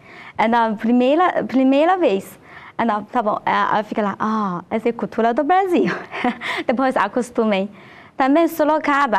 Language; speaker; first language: Portuguese; non-native, learner; Chinese